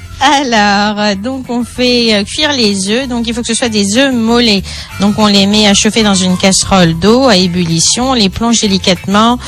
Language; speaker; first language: French; native; French